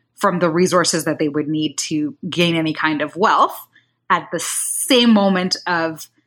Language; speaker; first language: English; non-native, local second language; Kinyarwanda